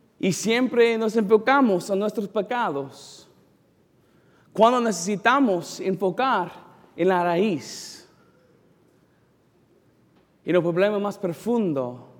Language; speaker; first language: Spanish; non-native, learner; English